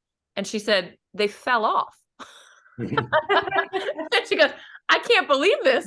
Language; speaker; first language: English; native; English